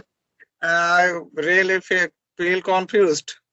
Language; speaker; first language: English; non-native, learner; Bangla